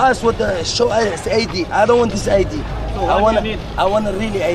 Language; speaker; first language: English; non-native, learner; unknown